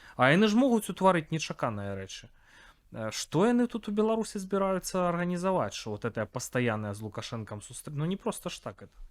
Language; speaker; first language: Belarusian; non-native, local second language; Russian